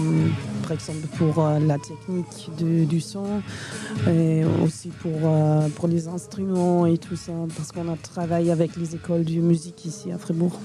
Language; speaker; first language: French; non-native, fluent; German